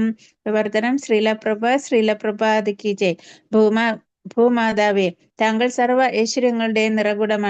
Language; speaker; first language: Malayalam; native; Malayalam